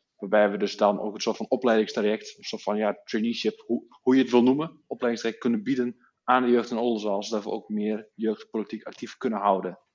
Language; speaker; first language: Dutch; native; Dutch